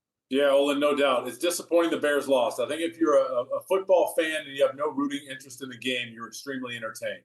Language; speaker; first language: English; native; English